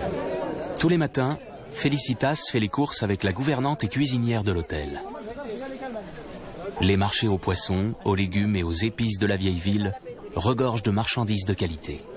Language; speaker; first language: French; native; French